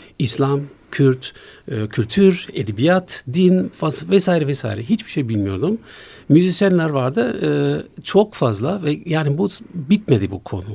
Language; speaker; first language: Turkish; non-native, fluent; German